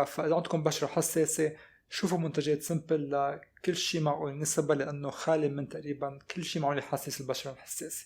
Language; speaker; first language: Arabic; native; Arabic